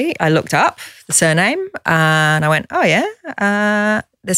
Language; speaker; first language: English; native; English